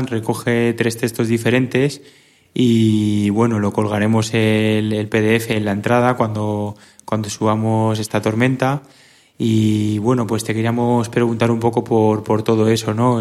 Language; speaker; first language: Spanish; native; Spanish